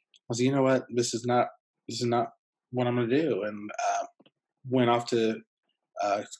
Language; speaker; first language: English; early bilingual, other home language; Spanish